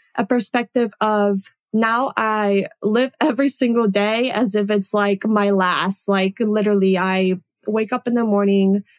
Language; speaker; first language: English; early bilingual, other home language; Polish